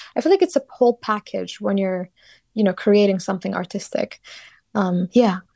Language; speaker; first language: English; non-native, fluent; Kurdish